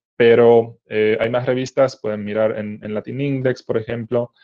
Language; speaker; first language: Spanish; non-native, fluent; Czech